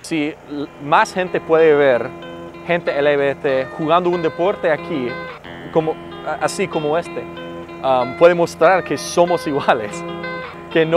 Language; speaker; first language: Spanish; non-native, fluent; English